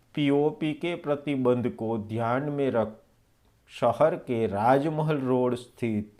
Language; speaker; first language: Hindi; non-native, local second language; Gujarati